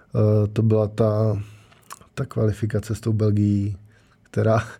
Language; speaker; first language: Czech; native; Czech